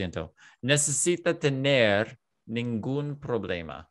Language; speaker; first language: Spanish; non-native, learner; English